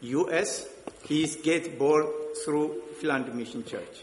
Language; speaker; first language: English; non-native, local second language; Amharic